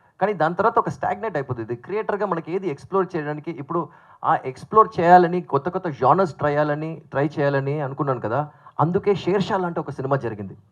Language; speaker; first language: Telugu; native; Telugu